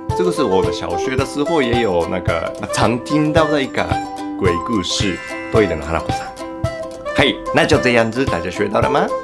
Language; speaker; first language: Chinese; non-native, fluent; Japanese